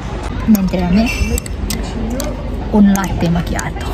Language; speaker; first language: Italian; non-native, learner; Indonesian